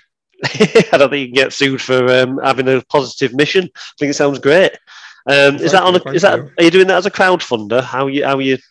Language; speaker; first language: English; native; English